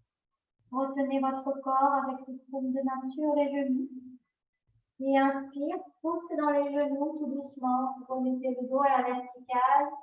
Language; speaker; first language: French; native; French